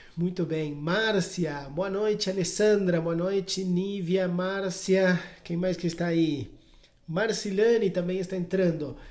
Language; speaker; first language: Portuguese; non-native, fluent; Spanish